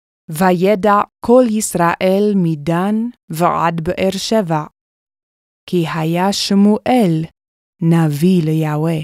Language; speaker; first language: Hebrew; non-native, fluent; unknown